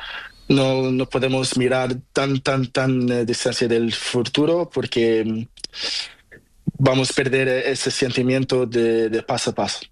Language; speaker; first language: Spanish; non-native, local second language; Portuguese